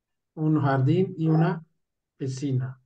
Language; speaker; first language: Spanish; non-native, fluent; Urdu